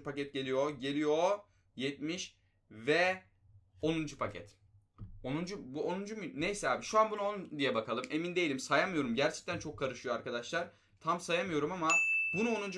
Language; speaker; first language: Turkish; native; Turkish